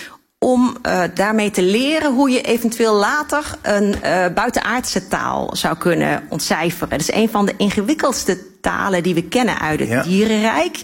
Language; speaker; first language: Dutch; native; Dutch